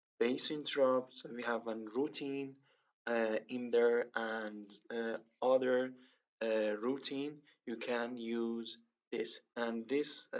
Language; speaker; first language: English; non-native, learner; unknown